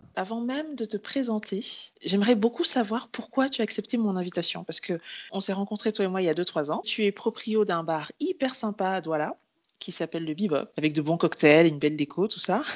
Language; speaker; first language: French; native; French